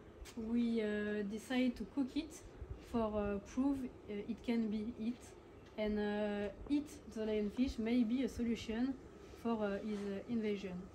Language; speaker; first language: English; non-native, learner; French